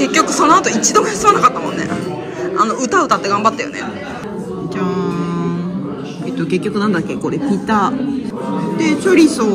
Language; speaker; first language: Japanese; native; Japanese